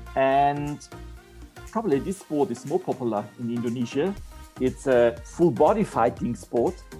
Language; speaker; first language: English; non-native, fluent; German